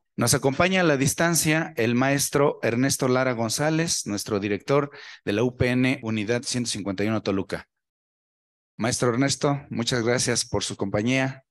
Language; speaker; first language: Spanish; native; Spanish